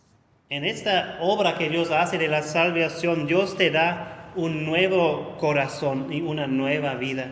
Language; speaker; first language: Spanish; non-native, fluent; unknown